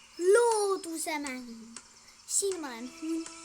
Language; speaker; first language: Finnish; non-native, learner; Estonian